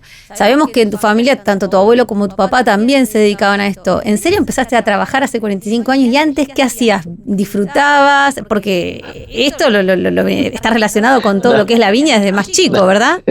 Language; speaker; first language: Spanish; native; Spanish